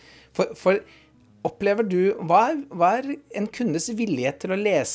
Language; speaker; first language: Norwegian; native; Norwegian